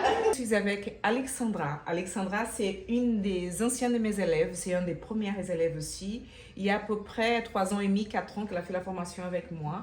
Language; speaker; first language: French; non-native, fluent; Portuguese